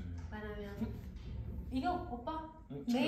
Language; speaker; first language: Korean; non-native, learner; English